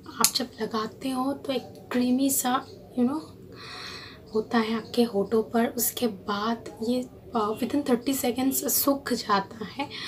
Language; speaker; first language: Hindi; non-native, local second language; Bangla